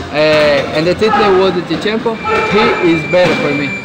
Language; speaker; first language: English; non-native, learner; Portuguese